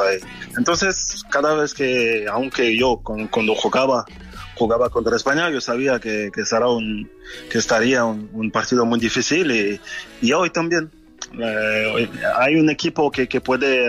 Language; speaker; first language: Spanish; non-native, learner; French